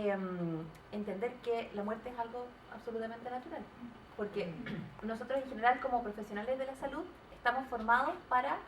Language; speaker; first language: Spanish; native; Spanish